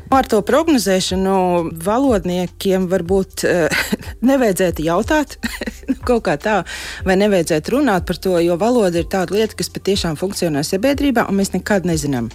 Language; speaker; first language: Latvian; native; Latvian